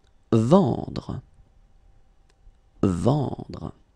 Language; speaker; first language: French; native; French